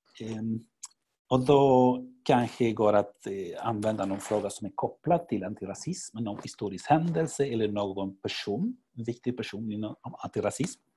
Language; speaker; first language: Swedish; non-native, fluent; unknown